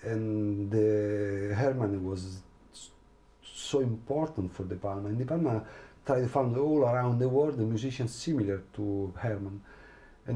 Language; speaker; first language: English; non-native, learner; Italian